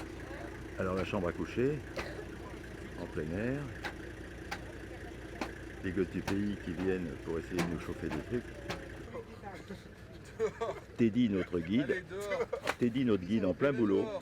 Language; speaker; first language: French; native; French